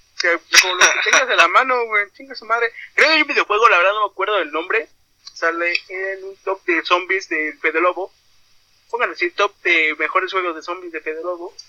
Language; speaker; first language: Spanish; native; Spanish